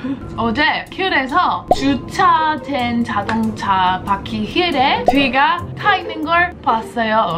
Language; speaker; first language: Korean; non-native, fluent; English